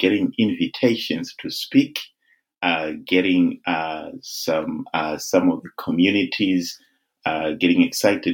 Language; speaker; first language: English; non-native, local second language; Shona